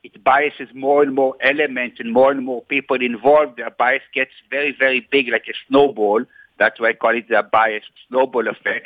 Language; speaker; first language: English; non-native, fluent; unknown